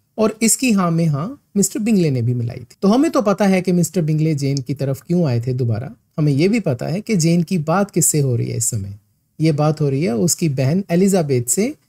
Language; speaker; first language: Hindi; non-native, local second language; Punjabi